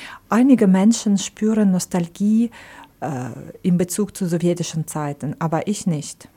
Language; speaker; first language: German; non-native, fluent; Ukrainian